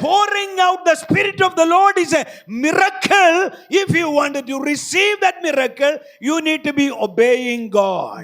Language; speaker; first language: English; non-native, local second language; Malayalam